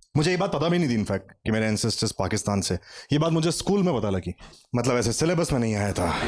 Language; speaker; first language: Hindi; native; Hindi